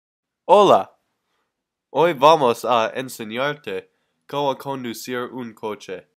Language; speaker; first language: Spanish; non-native, learner; English